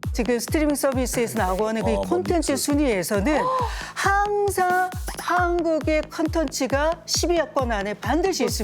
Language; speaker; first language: Korean; native; Korean